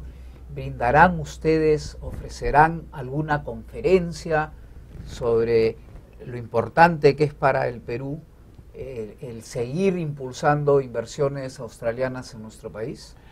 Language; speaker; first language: Spanish; native; Spanish